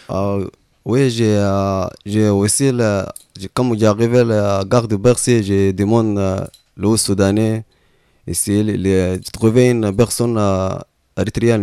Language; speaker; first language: French; non-native, learner; Arabic